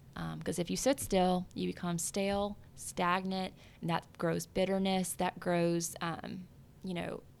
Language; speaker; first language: English; native; English